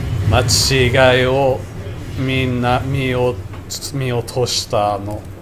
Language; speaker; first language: Japanese; non-native, learner; English